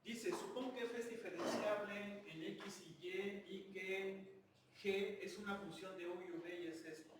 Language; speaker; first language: Spanish; native; Spanish